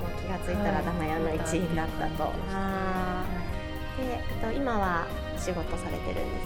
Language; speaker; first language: Japanese; native; Japanese